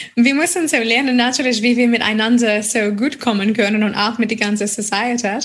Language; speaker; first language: German; non-native, fluent; English